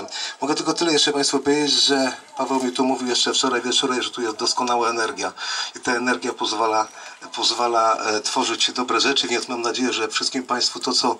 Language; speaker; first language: Polish; native; Polish